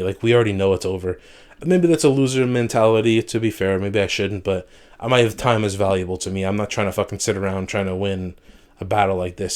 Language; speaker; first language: English; native; English